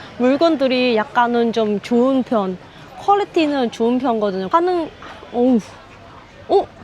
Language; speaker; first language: Korean; non-native, fluent; Vietnamese